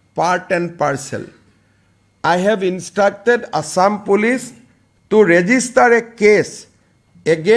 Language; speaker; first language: English; non-native, local second language; Assamese